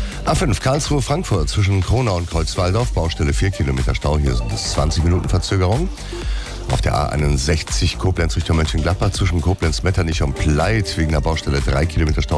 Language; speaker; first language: German; native; German